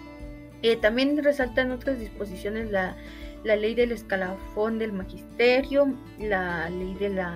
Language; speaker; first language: Spanish; native; Spanish